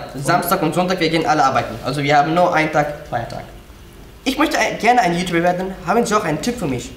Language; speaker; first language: German; non-native, learner; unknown